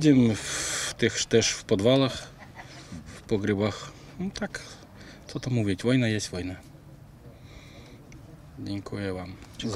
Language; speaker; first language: Polish; non-native, learner; Ukrainian